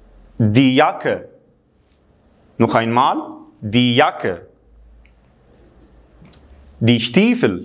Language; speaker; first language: German; non-native, fluent; Arabic